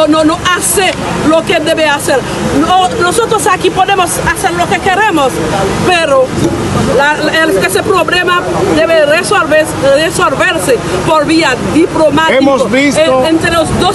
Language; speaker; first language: Spanish; non-native, fluent; Haitian Creole